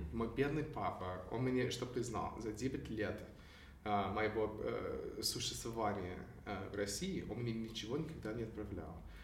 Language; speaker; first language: Russian; non-native, fluent; English